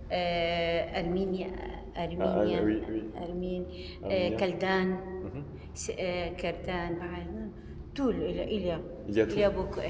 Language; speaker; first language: French; non-native, learner; Arabic